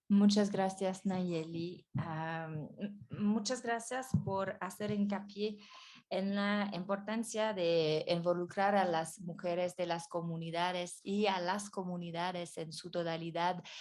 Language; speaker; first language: Spanish; non-native, fluent; French